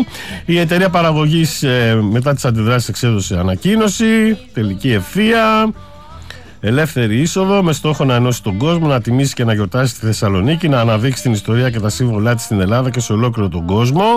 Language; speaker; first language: Greek; native; Greek